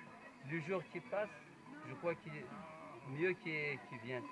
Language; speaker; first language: French; non-native, learner; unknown